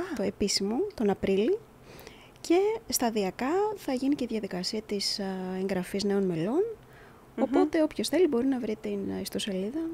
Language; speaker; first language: Greek; native; Greek